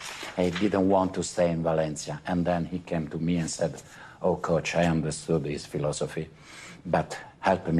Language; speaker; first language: English; non-native, fluent; Italian